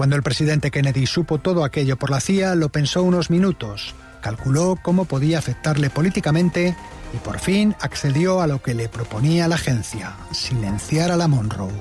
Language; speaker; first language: Spanish; native; Spanish